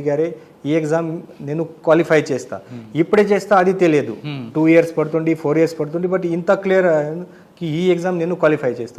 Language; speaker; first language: Telugu; non-native, fluent; Marathi